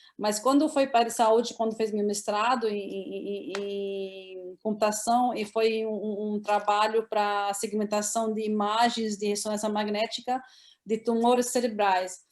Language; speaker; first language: Portuguese; non-native, fluent; Arabic